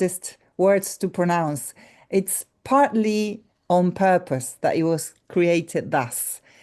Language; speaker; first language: English; non-native, fluent; Spanish